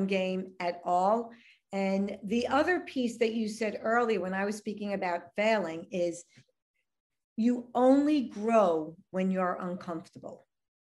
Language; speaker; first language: English; native; English